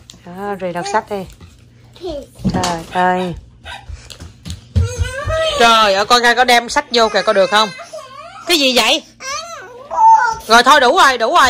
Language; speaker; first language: Vietnamese; native; Vietnamese